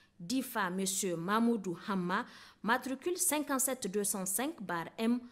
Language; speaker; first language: French; non-native, local second language; Hausa